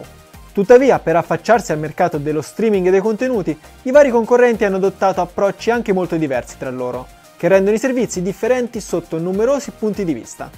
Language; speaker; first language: Italian; native; Italian